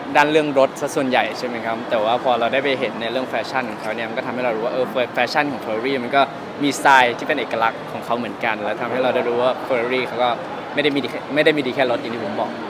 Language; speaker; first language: Thai; native; Thai